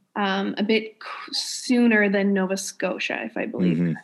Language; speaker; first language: English; native; English